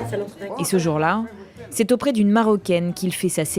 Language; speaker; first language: French; native; French